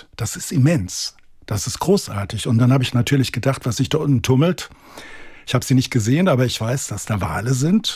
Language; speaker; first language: German; native; German